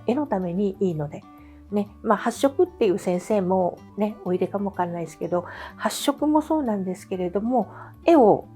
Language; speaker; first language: Japanese; native; Japanese